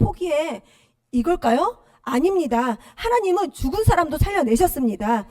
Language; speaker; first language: Korean; native; Korean